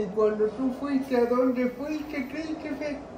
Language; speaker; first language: Spanish; early bilingual, heritage; Spanish